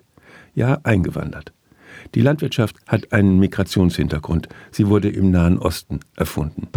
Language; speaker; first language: German; native; German